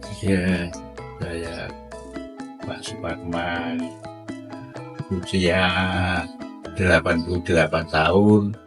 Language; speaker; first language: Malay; non-native, local second language; Javanese